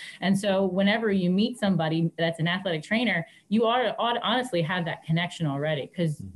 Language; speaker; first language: English; native; English